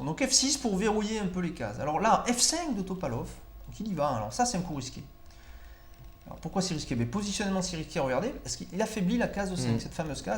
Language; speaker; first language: French; native; French